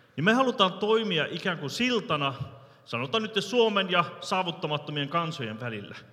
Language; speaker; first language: Finnish; early bilingual, heritage; Finnish